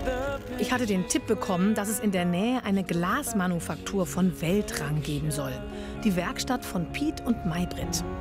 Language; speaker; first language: German; native; German